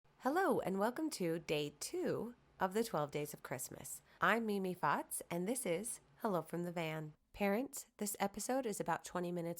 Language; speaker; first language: English; native; English